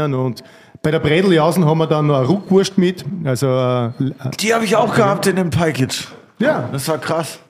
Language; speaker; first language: German; native; German